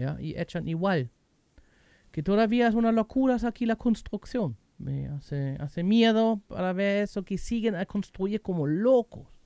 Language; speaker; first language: Spanish; non-native, learner; German